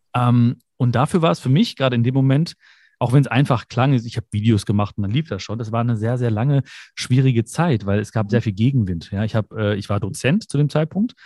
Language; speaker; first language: German; early bilingual, other home language; Malayalam